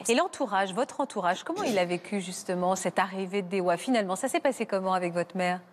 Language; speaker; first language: French; native; French